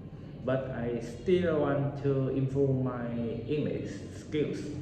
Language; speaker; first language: English; non-native, learner; Vietnamese